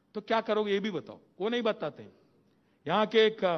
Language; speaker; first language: Hindi; non-native, local second language; Telugu